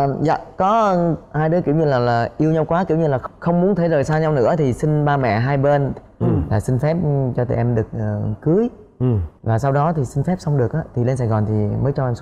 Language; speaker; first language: Vietnamese; native; Vietnamese